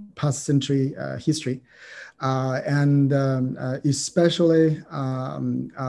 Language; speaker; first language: English; non-native, fluent; Chinese